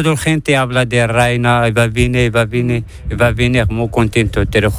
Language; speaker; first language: Spanish; non-native, learner; Arabic